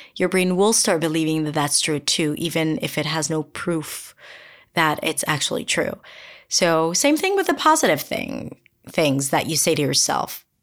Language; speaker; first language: English; non-native, fluent; Hebrew